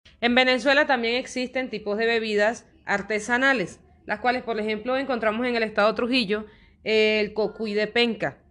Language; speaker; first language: Spanish; native; Spanish